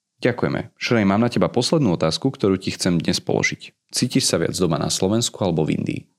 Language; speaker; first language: Slovak; native; Slovak